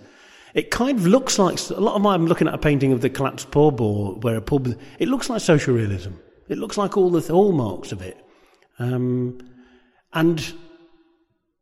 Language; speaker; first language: English; native; English